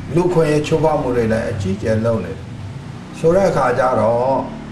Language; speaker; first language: Burmese; non-native, local second language; Karen languages